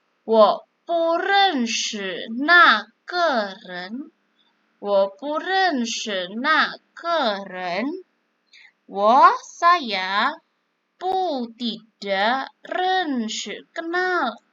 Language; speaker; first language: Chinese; non-native, fluent; Indonesian